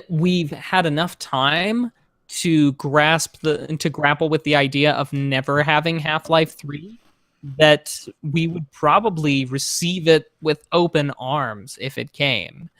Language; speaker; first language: English; native; English